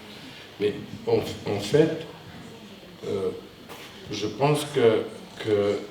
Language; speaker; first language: French; non-native, fluent; Hungarian